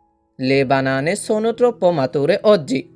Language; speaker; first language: Italian; non-native, fluent; Bangla